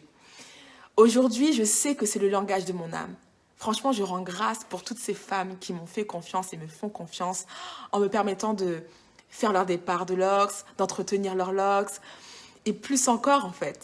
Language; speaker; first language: French; native; French